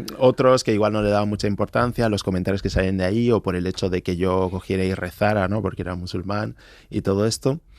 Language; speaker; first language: Spanish; early bilingual, other home language; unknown